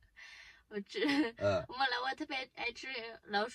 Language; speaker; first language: Chinese; non-native, learner; Lao